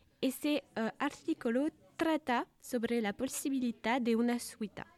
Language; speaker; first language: Spanish; non-native, learner; French